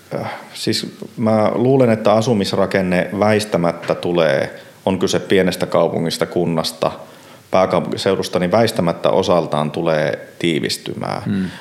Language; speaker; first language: Finnish; native; Finnish